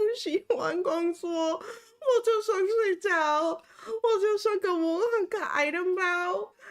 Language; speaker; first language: Chinese; non-native, learner; English